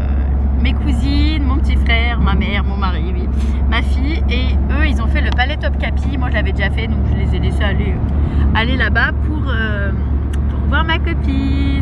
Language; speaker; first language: French; native; French